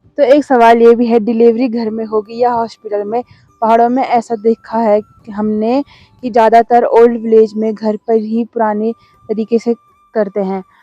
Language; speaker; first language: Hindi; native; Hindi